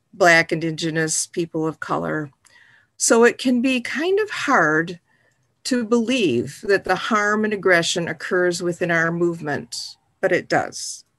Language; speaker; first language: English; native; English